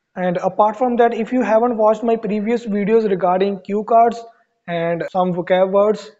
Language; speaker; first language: English; non-native, local second language; Punjabi